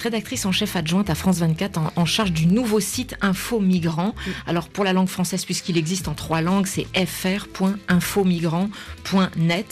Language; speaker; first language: French; native; French